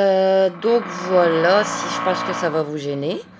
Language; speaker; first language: French; native; French